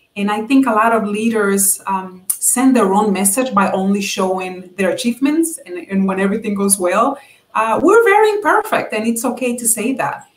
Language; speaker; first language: English; non-native, fluent; Spanish